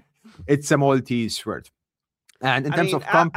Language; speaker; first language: English; non-native, local second language; Maltese